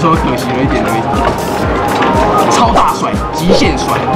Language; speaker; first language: Chinese; native; Chinese